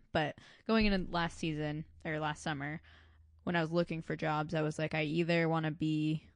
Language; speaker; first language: English; native; English